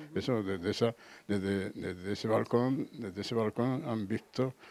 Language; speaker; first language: Spanish; native; Spanish